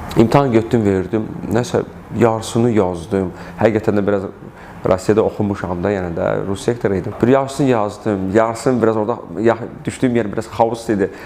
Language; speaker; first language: Azerbaijani; early bilingual, heritage; Russian